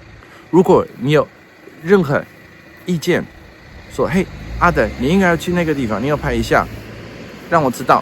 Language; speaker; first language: Chinese; non-native, fluent; Dutch